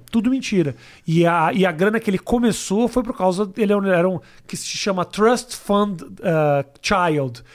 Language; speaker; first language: Portuguese; native; Portuguese